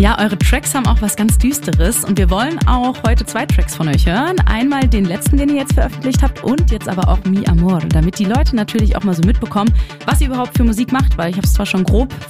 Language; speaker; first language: German; native; German